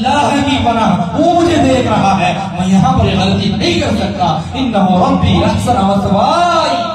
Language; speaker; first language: Urdu; native; Urdu